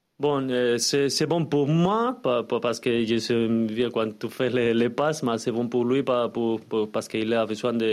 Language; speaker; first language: French; non-native, learner; Spanish